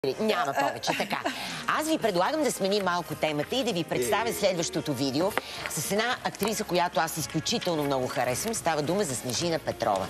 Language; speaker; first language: Bulgarian; native; Bulgarian